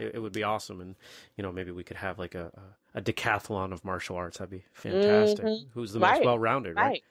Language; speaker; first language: English; native; English